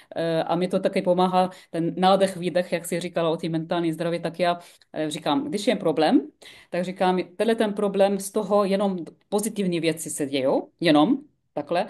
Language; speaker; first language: Czech; non-native, fluent; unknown